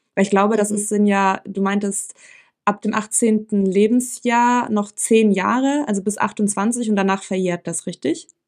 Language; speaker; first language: German; native; German